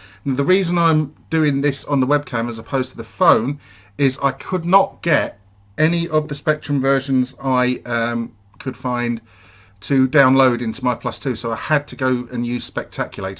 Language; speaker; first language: English; native; English